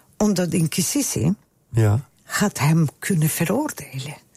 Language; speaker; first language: Dutch; non-native, fluent; Spanish